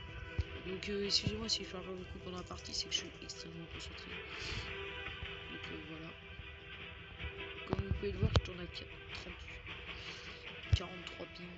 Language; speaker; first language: French; native; French